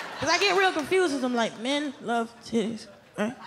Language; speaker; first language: English; native; English